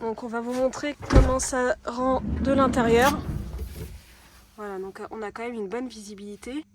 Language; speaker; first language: French; native; French